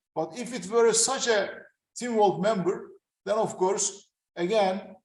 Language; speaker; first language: English; non-native, fluent; Turkish